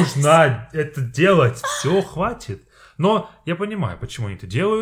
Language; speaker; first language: Russian; non-native, fluent; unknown